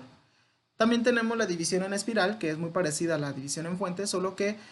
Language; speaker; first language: Spanish; native; Spanish